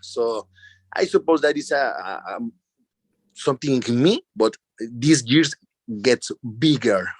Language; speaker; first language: English; non-native, learner; Spanish